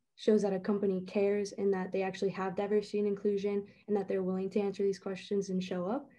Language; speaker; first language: English; native; English